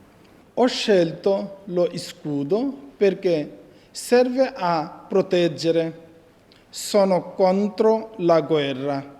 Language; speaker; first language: Italian; non-native, fluent; Bangla